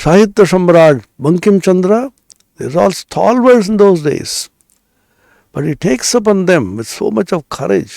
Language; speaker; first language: English; non-native, local second language; Bangla